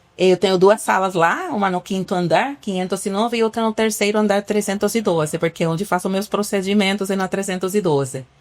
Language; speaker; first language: Portuguese; non-native, fluent; Spanish